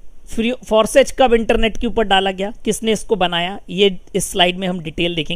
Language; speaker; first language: Hindi; native; Hindi